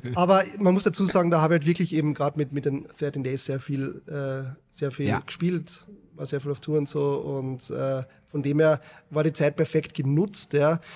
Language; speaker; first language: German; native; German